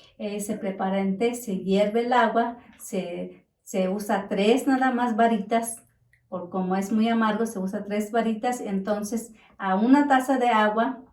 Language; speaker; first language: Spanish; native; Spanish